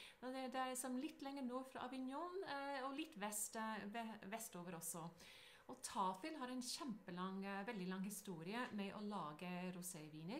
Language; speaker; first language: Norwegian; non-native, fluent; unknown